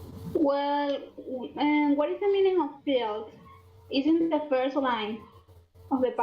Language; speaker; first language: English; non-native, learner; Spanish